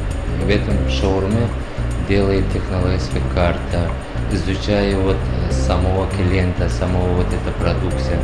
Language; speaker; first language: Russian; non-native, learner; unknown